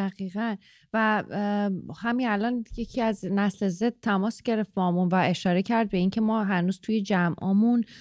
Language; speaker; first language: Persian; native; Persian